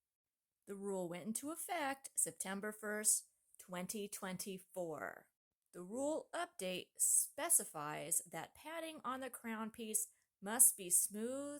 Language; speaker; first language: English; native; English